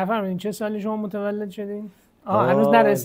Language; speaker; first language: Persian; native; Persian